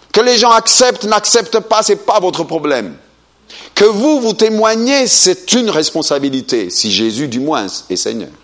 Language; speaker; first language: French; non-native, fluent; Amharic